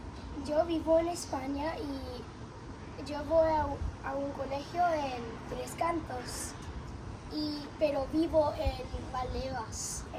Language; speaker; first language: Spanish; early bilingual, other home language; English